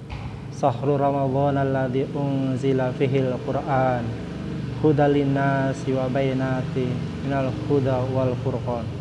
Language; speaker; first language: Indonesian; native; Indonesian